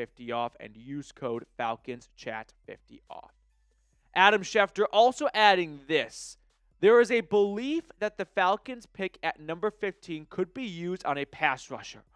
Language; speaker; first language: English; native; English